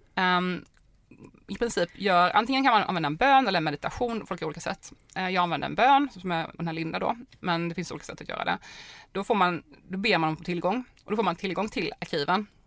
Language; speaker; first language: Swedish; native; Swedish